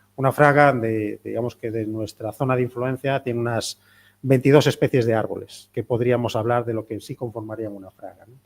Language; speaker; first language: Spanish; non-native, local second language; Galician